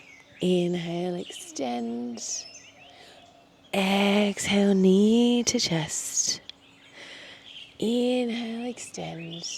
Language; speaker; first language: English; native; English